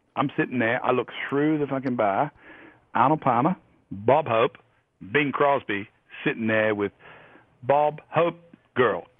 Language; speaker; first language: English; native; English